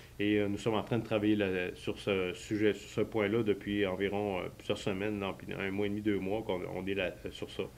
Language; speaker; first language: French; native; French